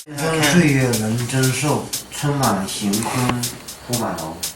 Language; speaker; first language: Chinese; native; Chinese